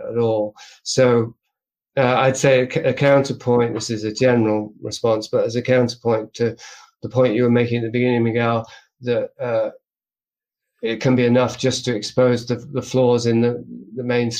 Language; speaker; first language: English; native; English